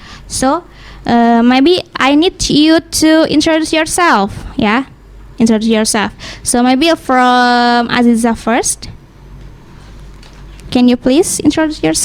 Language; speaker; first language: English; non-native, learner; Indonesian